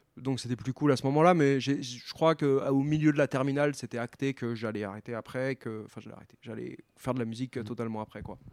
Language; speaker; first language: French; native; French